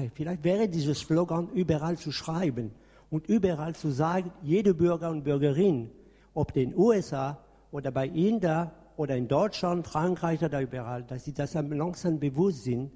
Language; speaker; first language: German; non-native, fluent; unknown